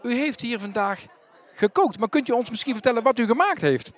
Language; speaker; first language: Dutch; native; Dutch